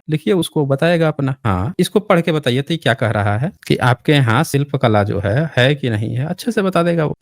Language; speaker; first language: Hindi; native; Hindi